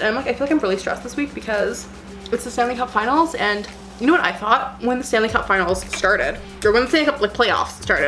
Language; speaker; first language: English; native; English